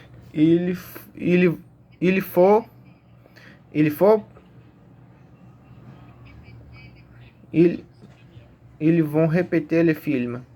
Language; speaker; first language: French; non-native, learner; Portuguese